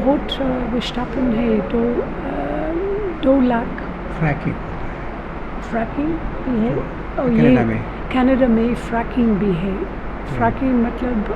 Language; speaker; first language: Hindi; non-native, learner; English